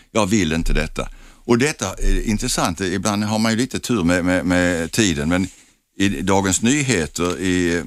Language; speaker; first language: Swedish; native; Swedish